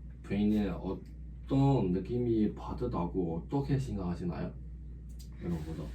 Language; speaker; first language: Korean; non-native, learner; Chinese